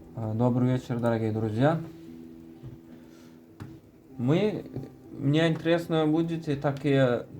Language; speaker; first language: Russian; non-native, learner; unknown